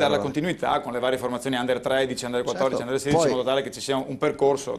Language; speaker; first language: Italian; native; Italian